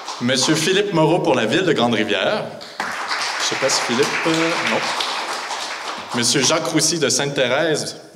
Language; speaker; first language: French; native; French